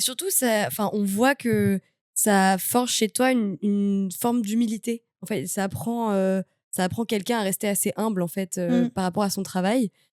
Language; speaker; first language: French; native; French